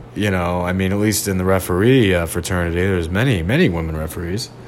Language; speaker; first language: English; native; English